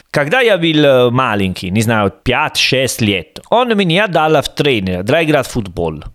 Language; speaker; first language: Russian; non-native, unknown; Italian